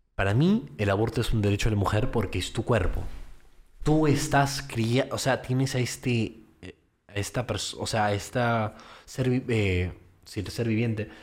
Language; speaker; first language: Spanish; early bilingual, heritage; Spanish